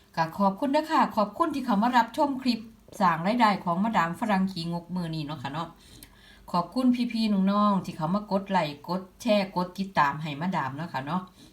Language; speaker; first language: Thai; non-native, local second language; Northeastern Thai